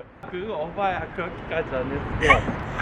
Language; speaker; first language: Korean; non-native, learner; Japanese